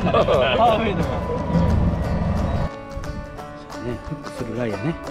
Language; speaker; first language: Japanese; native; Japanese